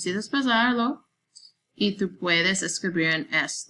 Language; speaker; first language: Spanish; non-native, learner; English